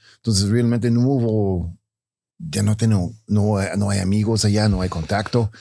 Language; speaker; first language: Spanish; non-native, fluent; English